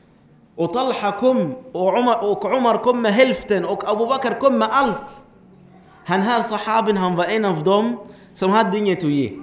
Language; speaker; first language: Swedish; non-native, fluent; Arabic